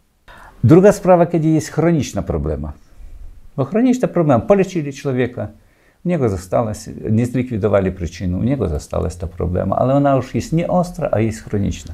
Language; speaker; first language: Polish; non-native, learner; Ukrainian